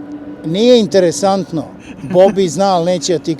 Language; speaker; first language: Bosnian; native; Bosnian